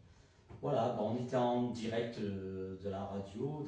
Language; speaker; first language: French; native; French